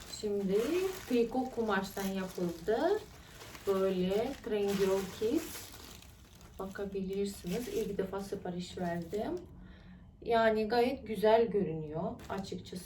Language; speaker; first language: Turkish; non-native, fluent; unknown